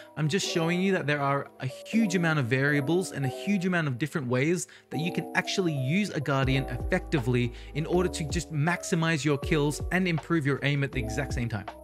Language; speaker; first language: English; native; English